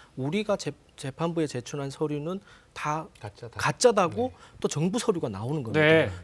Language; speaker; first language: Korean; native; Korean